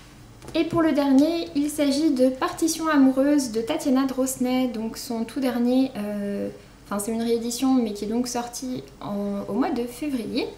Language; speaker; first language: French; native; French